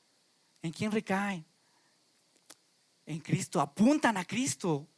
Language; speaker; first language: Spanish; native; Spanish